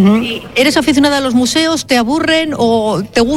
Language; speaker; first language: Spanish; native; Spanish